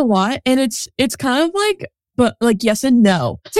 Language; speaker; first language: English; native; English